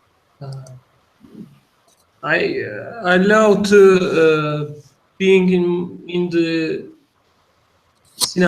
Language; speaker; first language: English; non-native, learner; Turkish